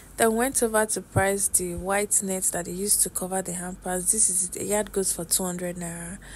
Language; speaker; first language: English; native; English